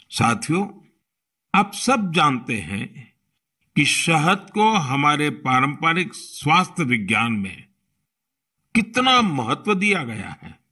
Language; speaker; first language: Hindi; non-native, local second language; Gujarati